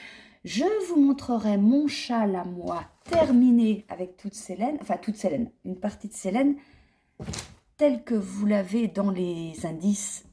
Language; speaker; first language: French; native; French